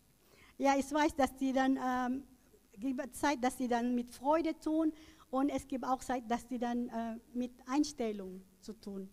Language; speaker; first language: German; non-native, learner; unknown